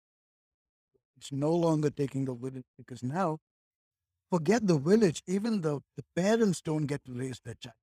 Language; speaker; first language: English; native; English